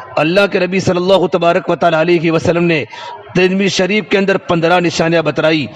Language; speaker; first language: Urdu; non-native, local second language; Gujarati